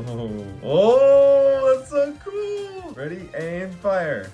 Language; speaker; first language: English; native; English